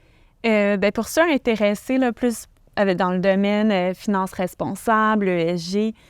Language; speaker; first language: French; native; French